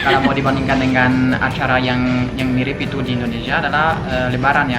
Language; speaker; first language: Indonesian; non-native, fluent; French